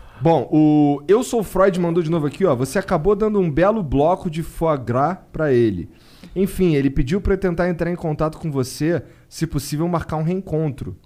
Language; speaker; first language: Portuguese; native; Portuguese